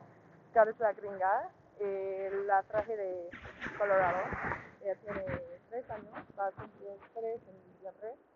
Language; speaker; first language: Spanish; non-native, learner; English